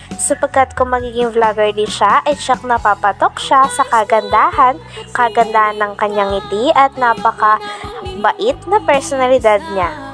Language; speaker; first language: Filipino; native; Filipino